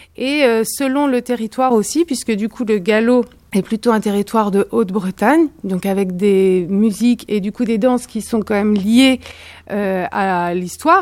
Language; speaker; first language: French; native; French